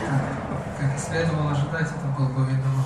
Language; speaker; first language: Russian; native; Russian